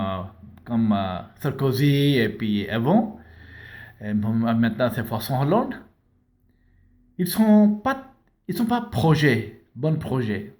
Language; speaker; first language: French; non-native, learner; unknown